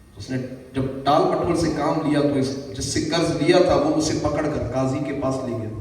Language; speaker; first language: Urdu; native; Urdu